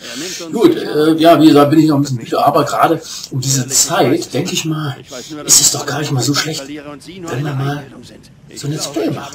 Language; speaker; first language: German; native; German